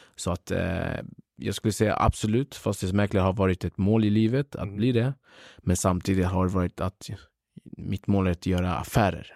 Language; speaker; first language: Swedish; early bilingual, other home language; Central Kurdish